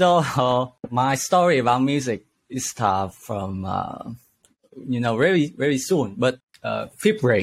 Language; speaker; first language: English; non-native, learner; Vietnamese